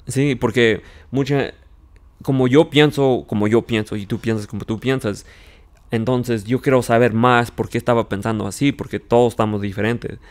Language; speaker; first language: Spanish; early bilingual, heritage; Spanish